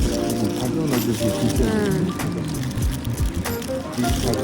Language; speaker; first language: Korean; non-native, learner; Mongolian